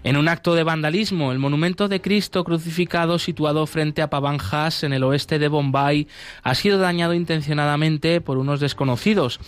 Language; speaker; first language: Spanish; native; Spanish